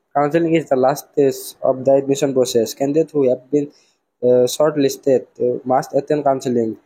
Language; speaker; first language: English; non-native, local second language; Assamese